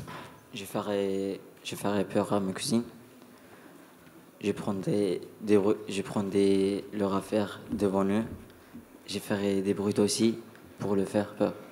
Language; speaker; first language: French; non-native, learner; Turkish